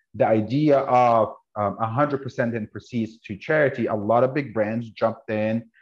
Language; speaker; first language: English; non-native, fluent; Arabic